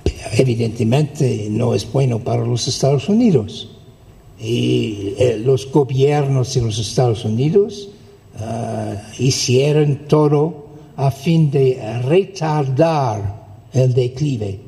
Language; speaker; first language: Spanish; non-native, fluent; English